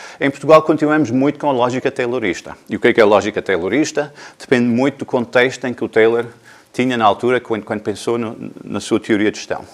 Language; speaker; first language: Portuguese; non-native, fluent; English